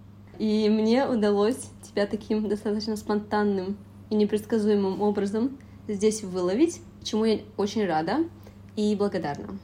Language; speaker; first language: Russian; native; Russian